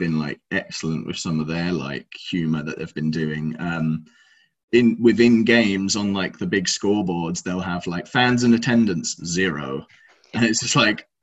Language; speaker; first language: English; native; English